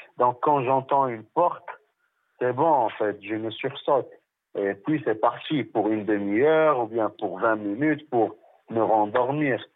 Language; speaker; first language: French; non-native, local second language; Arabic